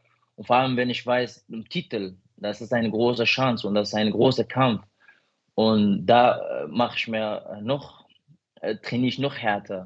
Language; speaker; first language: German; non-native, fluent; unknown